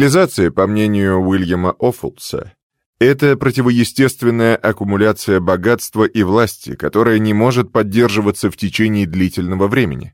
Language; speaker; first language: Russian; native; Russian